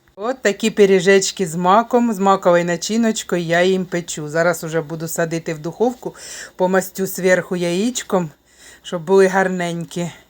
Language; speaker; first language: Ukrainian; native; Ukrainian